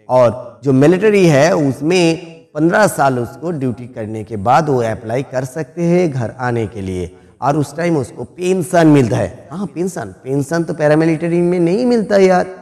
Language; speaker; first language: Hindi; non-native, local second language; Bangla